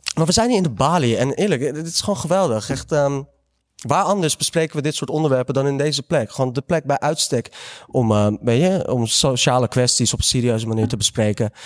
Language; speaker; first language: Dutch; early bilingual, other home language; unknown